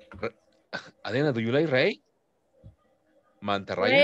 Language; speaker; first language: English; non-native, fluent; Spanish